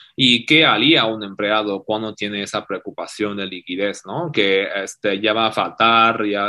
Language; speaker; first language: Spanish; non-native, fluent; Chinese